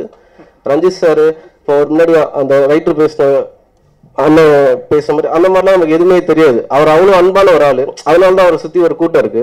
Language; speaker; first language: Tamil; native; Tamil